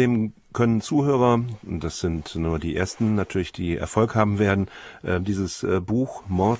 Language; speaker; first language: German; native; German